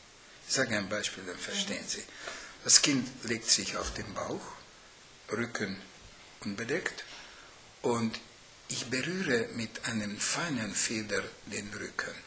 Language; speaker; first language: German; non-native, fluent; Hungarian